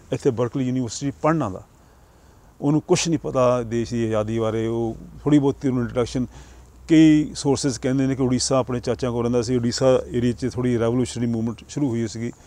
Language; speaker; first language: Punjabi; early bilingual, heritage; Punjabi